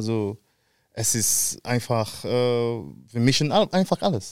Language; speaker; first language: German; non-native, fluent; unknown